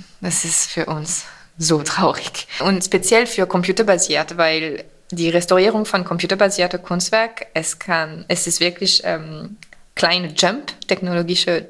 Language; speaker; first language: German; non-native, fluent; French